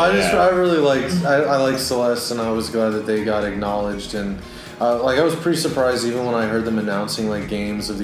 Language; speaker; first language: English; native; English